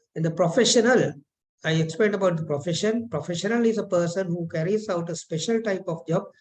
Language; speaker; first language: English; non-native, local second language; Sinhala